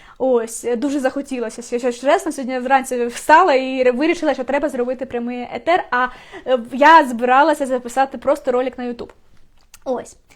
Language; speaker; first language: Ukrainian; non-native, local second language; Russian